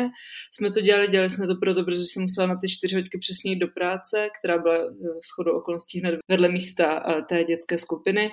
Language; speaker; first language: Czech; native; Czech